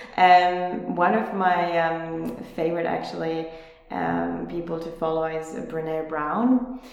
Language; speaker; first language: English; non-native, fluent; Finnish